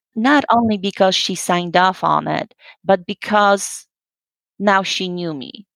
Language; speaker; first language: English; non-native, fluent; Polish